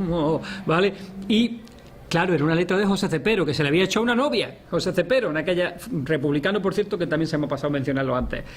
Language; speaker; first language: Spanish; native; Spanish